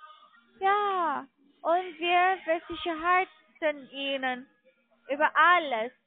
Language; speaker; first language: German; non-native, learner; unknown